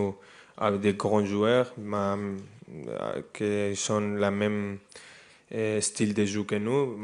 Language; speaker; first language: French; non-native, fluent; Spanish